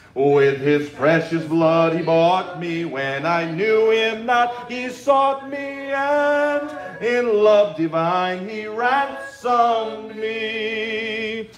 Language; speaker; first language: English; native; English